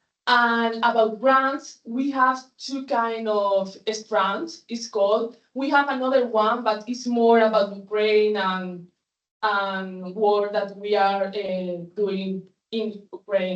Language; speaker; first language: English; non-native, fluent; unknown